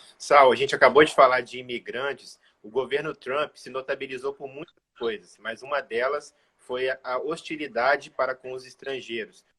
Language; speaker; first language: Portuguese; native; Portuguese